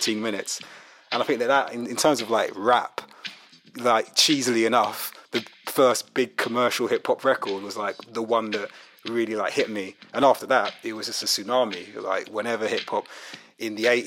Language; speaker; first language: English; native; English